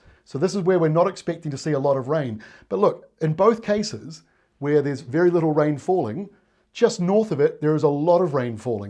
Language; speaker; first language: English; native; English